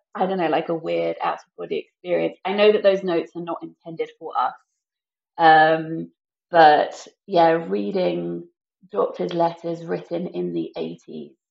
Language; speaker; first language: English; native; English